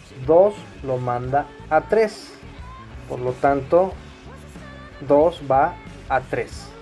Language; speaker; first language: Spanish; native; Spanish